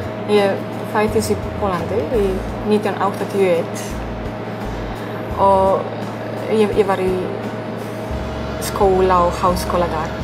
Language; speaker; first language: Icelandic; non-native, learner; Polish